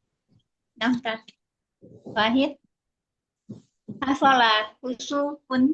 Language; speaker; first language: Arabic; non-native, learner; Indonesian